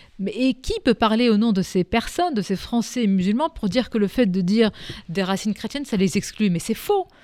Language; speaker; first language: French; non-native, local second language; Arabic